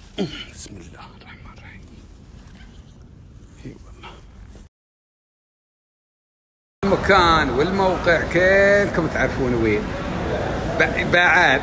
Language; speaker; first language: Arabic; native; Arabic